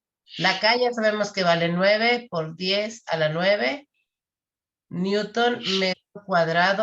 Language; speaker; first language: Spanish; native; Spanish